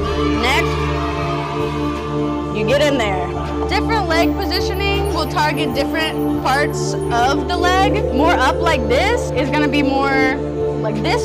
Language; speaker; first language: English; native; English